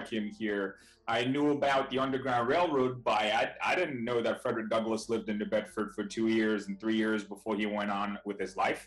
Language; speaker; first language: English; non-native, fluent; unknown